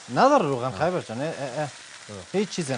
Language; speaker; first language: Persian; native; Persian